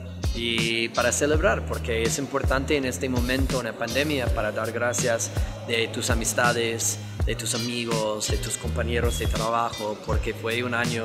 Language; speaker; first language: Spanish; non-native, fluent; English